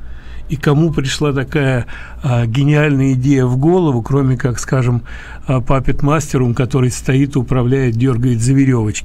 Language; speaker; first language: Russian; native; Russian